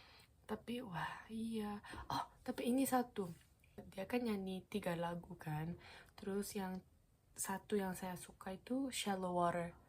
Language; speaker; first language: Indonesian; non-native, fluent; Korean